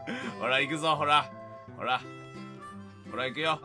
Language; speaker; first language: Japanese; native; Japanese